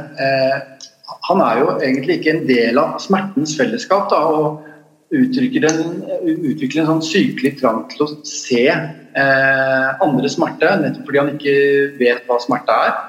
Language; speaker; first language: Norwegian; native; Norwegian